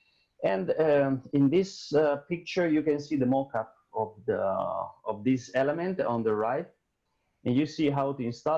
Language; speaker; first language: English; non-native, fluent; Italian